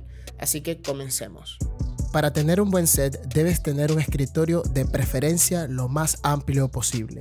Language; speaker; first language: Spanish; native; Spanish